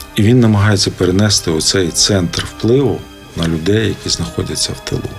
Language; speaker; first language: Ukrainian; native; Ukrainian